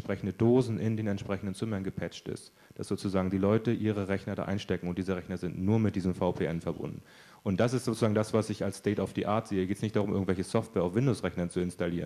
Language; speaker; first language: German; native; German